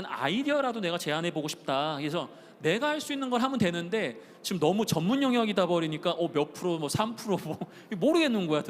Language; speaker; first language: Korean; native; Korean